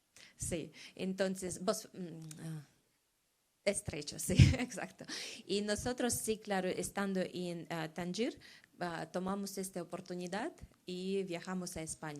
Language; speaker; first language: Spanish; non-native, learner; Russian